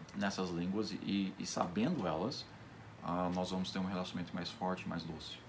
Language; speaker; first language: Portuguese; non-native, fluent; English